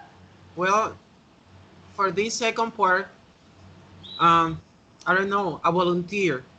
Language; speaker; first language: English; non-native, learner; Spanish